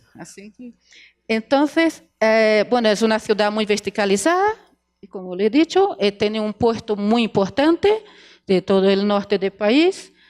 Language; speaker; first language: Spanish; non-native, fluent; Portuguese